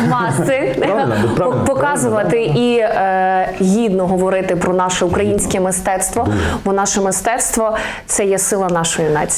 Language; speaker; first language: Ukrainian; native; Ukrainian